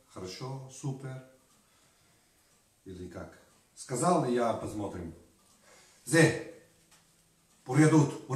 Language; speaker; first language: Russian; non-native, learner; Catalan